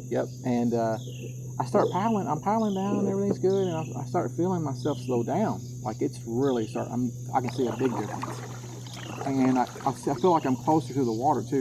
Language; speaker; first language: English; native; English